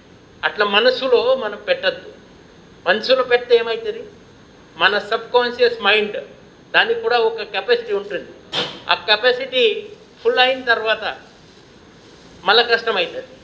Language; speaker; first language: Telugu; non-native, local second language; Hindi